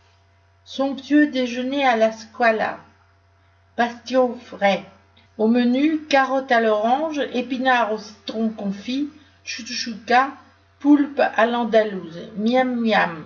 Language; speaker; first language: French; native; French